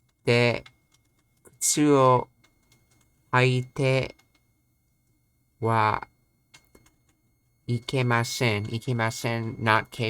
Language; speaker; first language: Japanese; non-native, learner; English